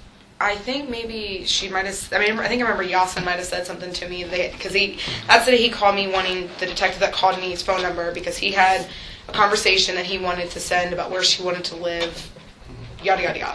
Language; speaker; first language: English; native; English